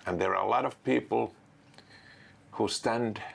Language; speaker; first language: English; non-native, fluent; Finnish